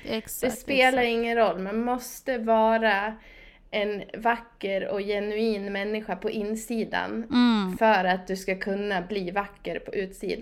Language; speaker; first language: Swedish; native; Swedish